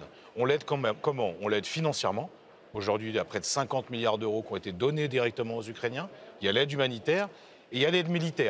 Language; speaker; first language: French; native; French